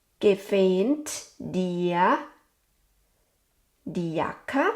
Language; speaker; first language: German; non-native, fluent; Thai